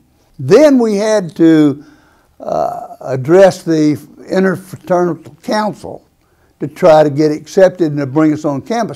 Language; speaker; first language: English; native; English